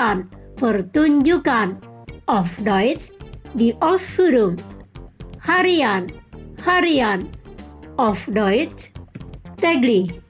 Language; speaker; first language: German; non-native, fluent; Indonesian